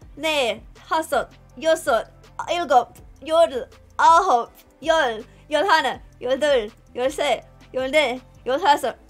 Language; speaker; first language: Korean; non-native, learner; English